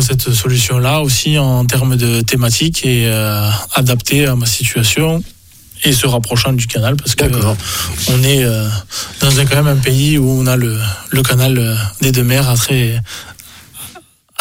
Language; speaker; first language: French; native; French